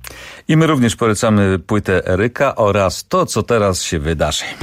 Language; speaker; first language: Polish; native; Polish